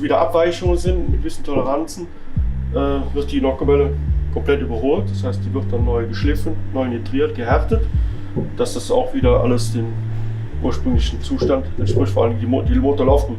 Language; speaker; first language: German; native; German